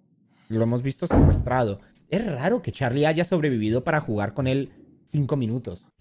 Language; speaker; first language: Spanish; native; Spanish